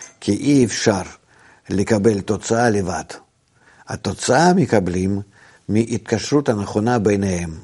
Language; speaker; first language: Hebrew; non-native, fluent; Russian